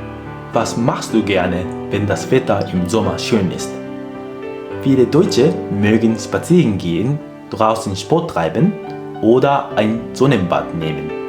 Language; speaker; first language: German; non-native, fluent; Japanese